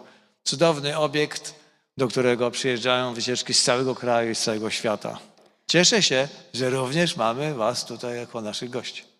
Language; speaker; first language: Polish; native; Polish